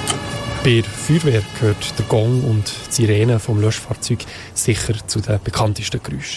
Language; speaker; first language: German; native; German